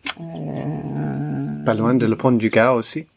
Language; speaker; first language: French; non-native, learner; English